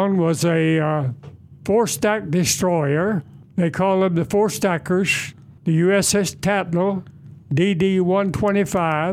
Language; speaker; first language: English; native; English